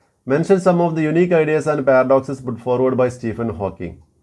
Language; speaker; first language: English; non-native, local second language; Malayalam